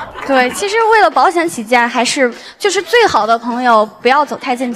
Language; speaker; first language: Chinese; native; Chinese